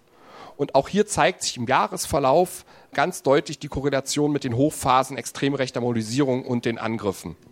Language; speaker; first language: German; native; German